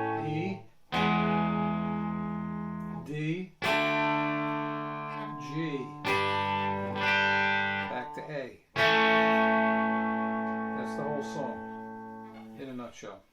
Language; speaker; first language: English; native; English